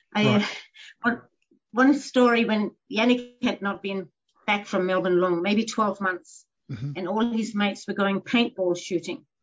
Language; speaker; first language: English; non-native, fluent; Danish